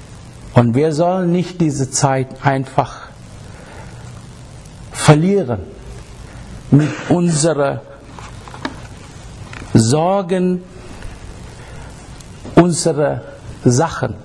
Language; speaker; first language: German; non-native, fluent; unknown